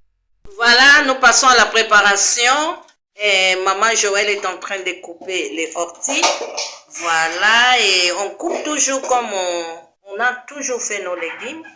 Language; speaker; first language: French; non-native, local second language; Lingala